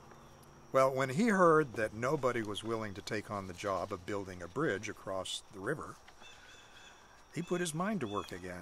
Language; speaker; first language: English; native; English